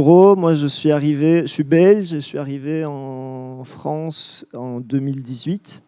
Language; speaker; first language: French; native; French